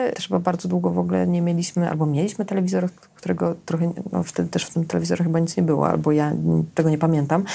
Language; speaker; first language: Polish; native; Polish